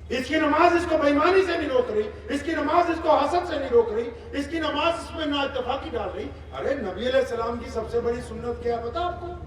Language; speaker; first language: Urdu; non-native, local second language; Punjabi